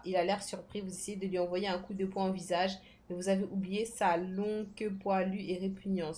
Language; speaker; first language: French; native; French